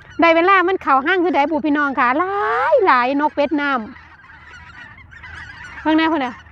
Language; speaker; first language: Thai; non-native, local second language; Lao